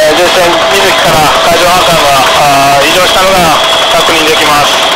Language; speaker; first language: Japanese; native; Japanese